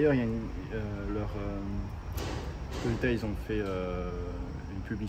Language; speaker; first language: French; non-native, fluent; Japanese